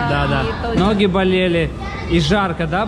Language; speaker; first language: Russian; native; Russian